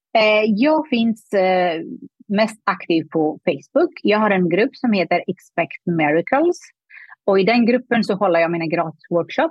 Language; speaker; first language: Swedish; non-native, fluent; Persian